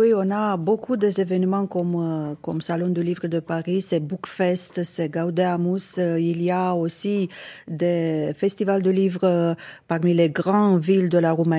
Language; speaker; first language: French; non-native, fluent; Romanian